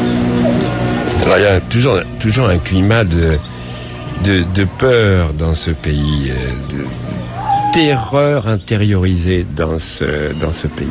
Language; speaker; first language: French; native; French